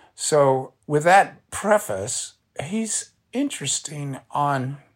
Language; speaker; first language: English; native; English